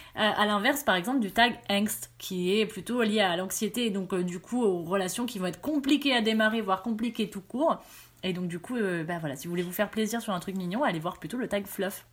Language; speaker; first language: French; early bilingual, other home language; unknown